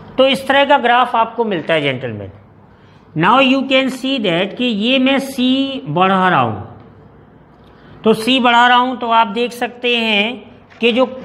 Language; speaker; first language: Hindi; native; Hindi